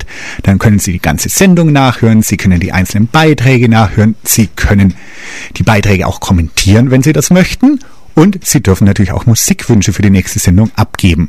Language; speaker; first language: German; native; German